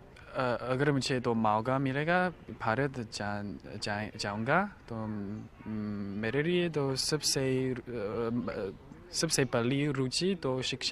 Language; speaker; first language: Hindi; non-native, learner; Chinese